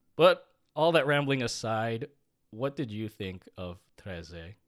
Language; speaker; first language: English; early bilingual, other home language; Filipino